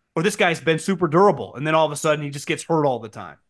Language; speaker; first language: English; native; English